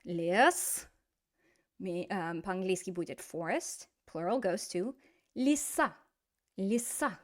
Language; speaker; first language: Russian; non-native, fluent; English